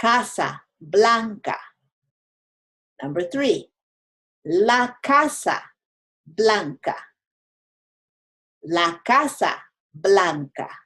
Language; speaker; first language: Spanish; non-native, fluent; English